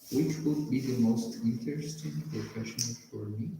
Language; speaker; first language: English; non-native, learner; Portuguese